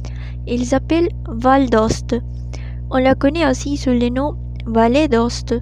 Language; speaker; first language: French; non-native, learner; Spanish